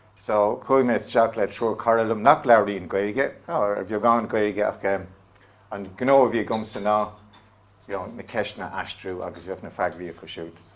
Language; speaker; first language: Irish; non-native, local second language; English